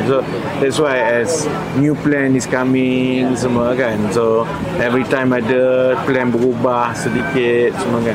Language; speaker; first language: Malay; native; Malay